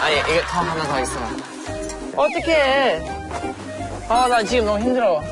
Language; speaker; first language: Korean; non-native, fluent; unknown